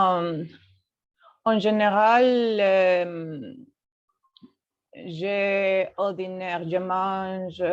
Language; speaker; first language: French; non-native, learner; Spanish